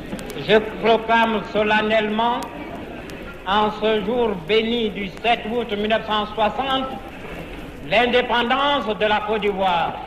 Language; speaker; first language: French; non-native, local second language; Baoulé